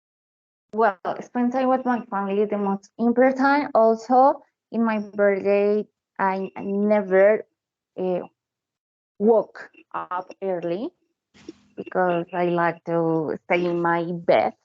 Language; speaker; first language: English; non-native, learner; Spanish